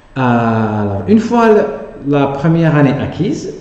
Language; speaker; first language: French; non-native, local second language; Arabic